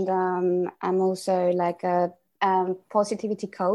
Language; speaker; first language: English; non-native, fluent; Spanish